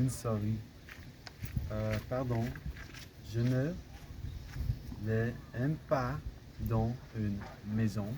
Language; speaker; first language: French; non-native, learner; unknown